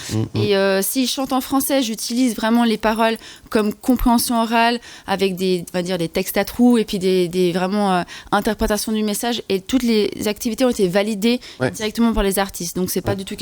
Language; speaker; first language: French; native; French